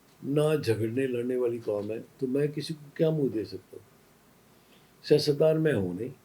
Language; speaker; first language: Urdu; non-native, local second language; Sindhi